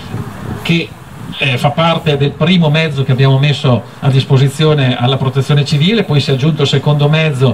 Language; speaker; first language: Italian; native; Italian